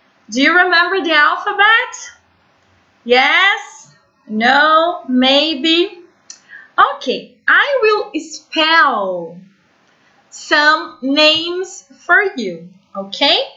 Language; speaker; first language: English; non-native, fluent; Portuguese